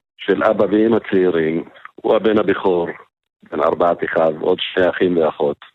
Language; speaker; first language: Hebrew; non-native, local second language; Arabic